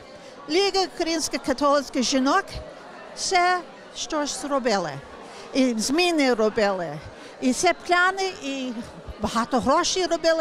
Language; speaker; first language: Ukrainian; early bilingual, heritage; English